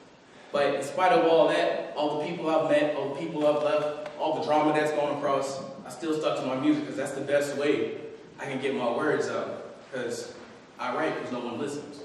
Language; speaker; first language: English; native; English